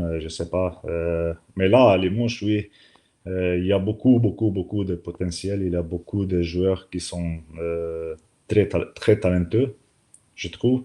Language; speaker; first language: French; non-native, learner; Slovenian